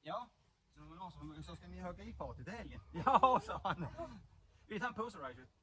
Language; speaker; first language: Swedish; native; Swedish